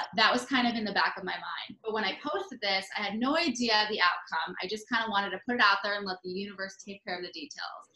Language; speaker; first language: English; native; English